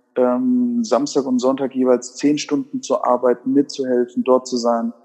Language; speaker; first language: German; native; German